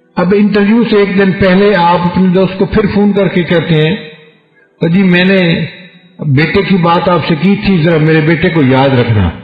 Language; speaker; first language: Urdu; non-native, local second language; Punjabi